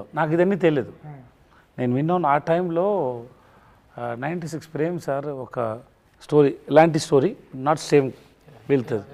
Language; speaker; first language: Telugu; non-native, learner; Tamil